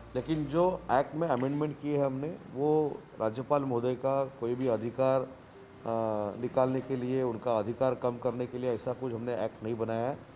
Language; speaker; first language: Hindi; non-native, local second language; Marathi